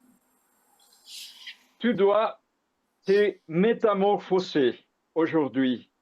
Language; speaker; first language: French; non-native, fluent; Spanish